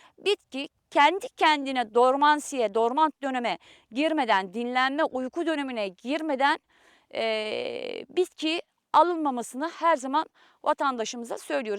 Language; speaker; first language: Turkish; native; Turkish